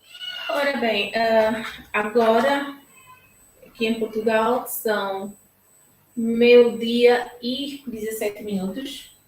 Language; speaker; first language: Portuguese; non-native, local second language; Tetum